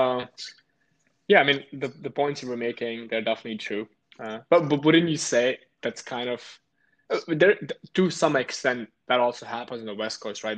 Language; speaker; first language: English; non-native, local second language; Hindi